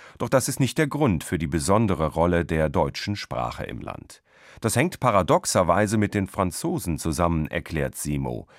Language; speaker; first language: German; native; German